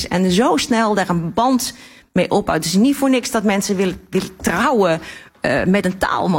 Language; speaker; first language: Dutch; native; Dutch